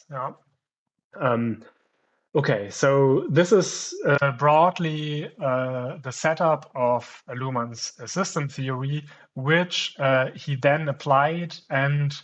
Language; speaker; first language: English; non-native, fluent; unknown